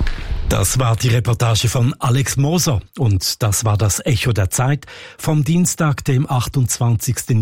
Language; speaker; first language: German; native; German